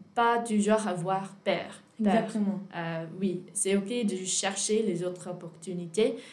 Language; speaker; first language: French; non-native, learner; English